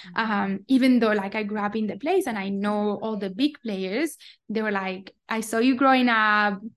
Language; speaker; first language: English; non-native, fluent; Spanish